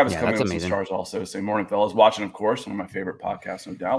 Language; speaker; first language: English; native; English